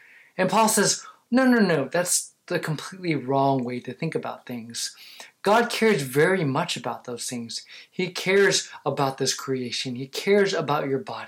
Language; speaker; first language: English; native; English